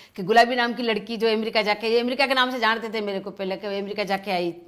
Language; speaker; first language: Hindi; native; Hindi